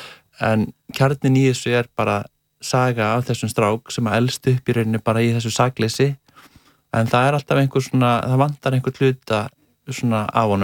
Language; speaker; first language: Icelandic; native; Icelandic